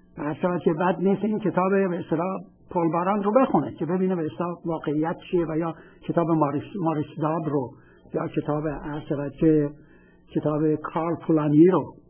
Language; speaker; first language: Persian; native; Persian